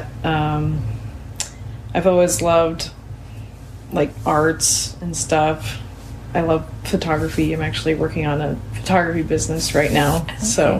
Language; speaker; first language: English; native; English